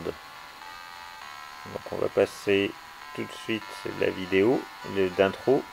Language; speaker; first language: French; native; French